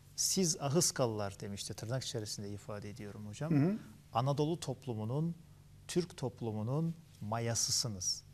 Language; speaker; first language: Turkish; early bilingual, heritage; Turkish